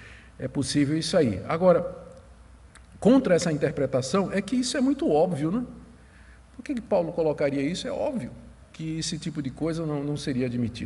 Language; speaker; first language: Portuguese; native; Portuguese